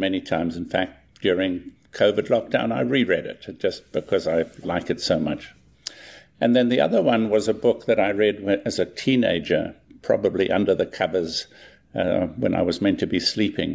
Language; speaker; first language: English; native; English